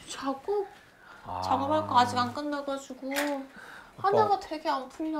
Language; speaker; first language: Korean; native; Korean